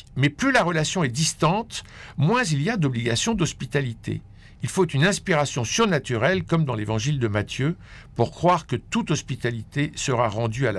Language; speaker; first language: French; native; French